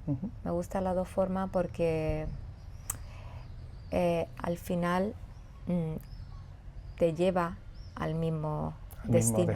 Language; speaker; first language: Spanish; non-native, fluent; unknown